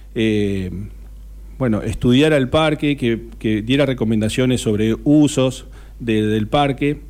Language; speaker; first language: Spanish; native; Spanish